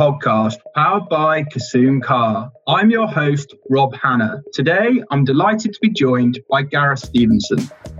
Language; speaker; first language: English; native; English